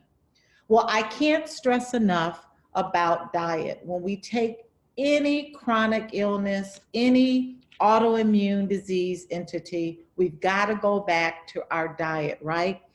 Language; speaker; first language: English; native; English